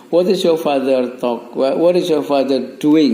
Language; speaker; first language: English; non-native, learner; Indonesian